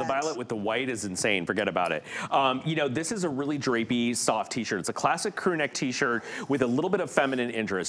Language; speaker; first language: English; native; English